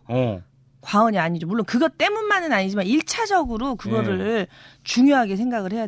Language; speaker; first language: Korean; native; Korean